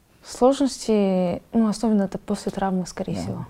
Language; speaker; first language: Russian; non-native, local second language; Kazakh